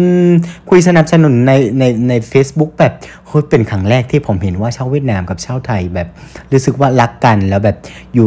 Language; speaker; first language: Thai; non-native, fluent; Vietnamese